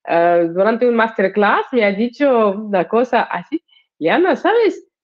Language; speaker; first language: Spanish; non-native, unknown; Russian